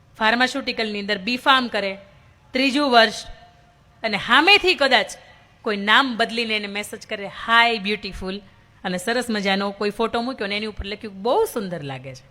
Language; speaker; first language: Gujarati; native; Gujarati